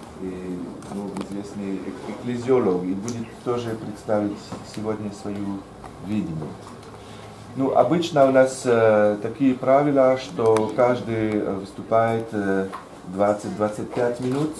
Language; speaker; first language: Russian; non-native, fluent; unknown